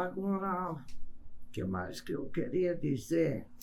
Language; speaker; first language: Portuguese; non-native, fluent; English